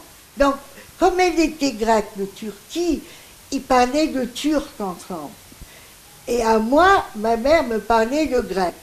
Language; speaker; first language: French; non-native, local second language; Greek